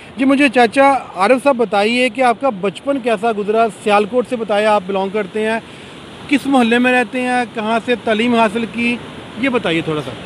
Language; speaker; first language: Urdu; non-native, local second language; Punjabi